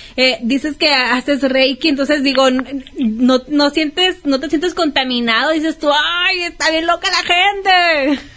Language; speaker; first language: Spanish; native; Spanish